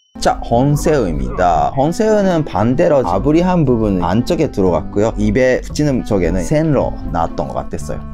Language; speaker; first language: Korean; non-native, fluent; Japanese